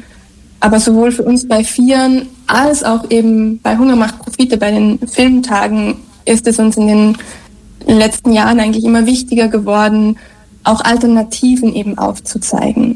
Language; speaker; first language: German; native; German